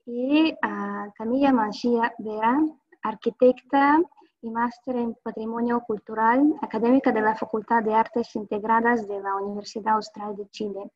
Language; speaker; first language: Spanish; non-native, fluent; Russian